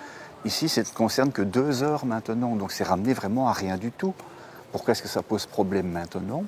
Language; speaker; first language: French; native; French